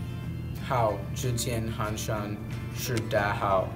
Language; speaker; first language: Chinese; non-native, learner; English